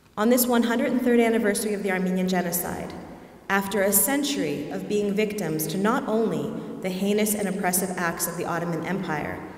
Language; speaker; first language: English; native; English